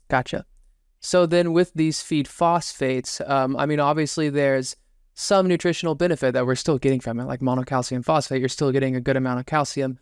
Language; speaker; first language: English; native; English